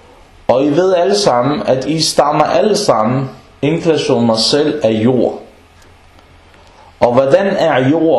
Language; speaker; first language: Danish; non-native, local second language; Arabic